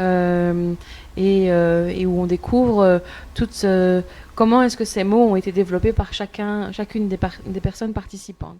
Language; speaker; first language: French; native; French